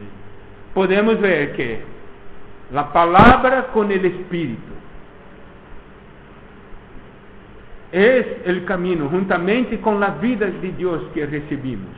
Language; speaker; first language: Spanish; non-native, fluent; Portuguese